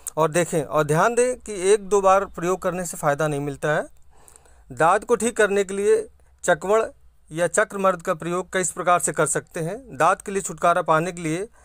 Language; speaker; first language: Hindi; native; Hindi